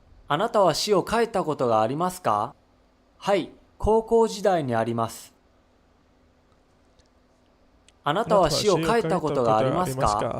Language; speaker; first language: Japanese; non-native, learner; English